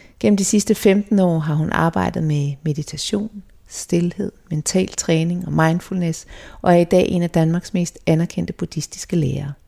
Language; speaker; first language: Danish; native; Danish